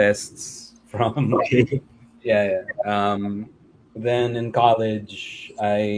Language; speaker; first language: English; non-native, local second language; Filipino